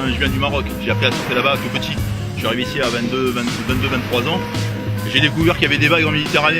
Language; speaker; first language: French; non-native, local second language; Arabic